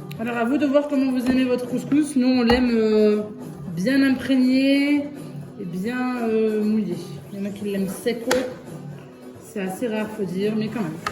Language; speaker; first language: French; early bilingual, other home language; Arabic